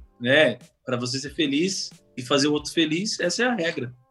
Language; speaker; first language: Portuguese; native; Portuguese